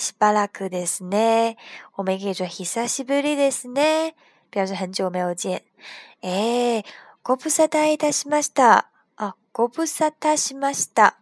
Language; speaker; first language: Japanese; non-native, fluent; Chinese